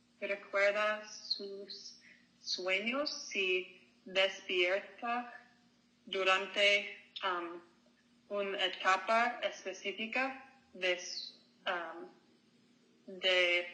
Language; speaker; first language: Spanish; non-native, learner; English